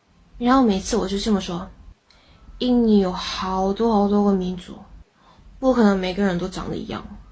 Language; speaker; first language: Chinese; early bilingual, heritage; Indonesian